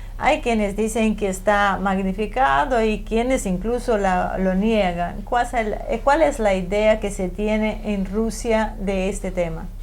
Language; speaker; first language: Spanish; native; Spanish